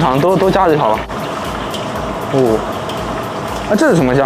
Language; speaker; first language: Chinese; native; Chinese